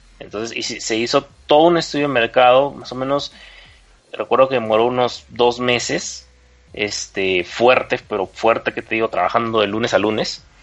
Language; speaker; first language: Spanish; native; Spanish